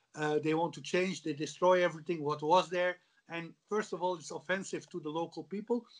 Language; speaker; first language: English; non-native, fluent; Dutch